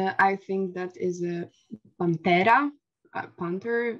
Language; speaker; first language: English; non-native, fluent; Polish